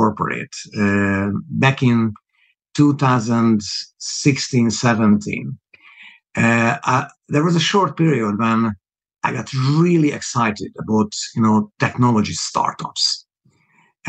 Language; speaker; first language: English; non-native, fluent; Hungarian